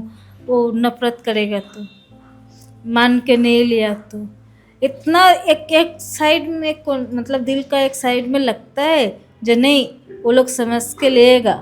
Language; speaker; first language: Hindi; non-native, local second language; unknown